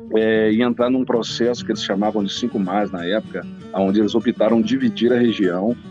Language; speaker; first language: Portuguese; native; Portuguese